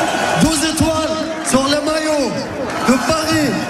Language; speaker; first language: French; non-native, learner; Arabic